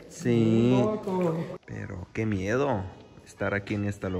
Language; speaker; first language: Spanish; non-native, fluent; Arabic